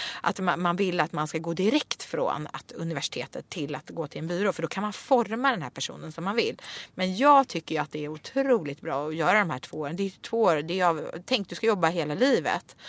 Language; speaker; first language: Swedish; native; Swedish